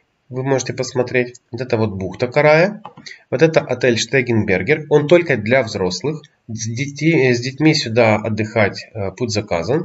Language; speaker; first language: Russian; native; Russian